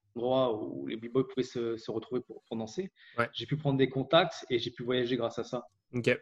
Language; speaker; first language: French; native; French